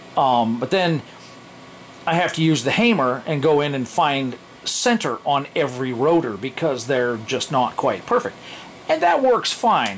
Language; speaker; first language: English; native; English